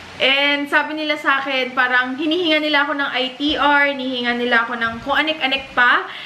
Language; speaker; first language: Filipino; native; Filipino